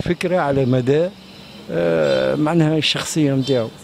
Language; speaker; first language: Arabic; native; Arabic